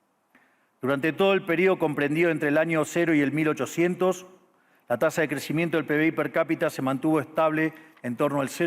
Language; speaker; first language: Spanish; native; Spanish